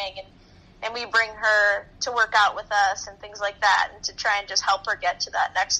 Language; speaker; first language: English; native; English